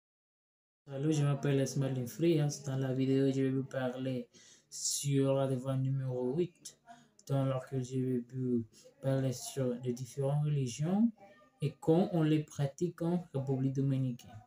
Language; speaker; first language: French; non-native, learner; Spanish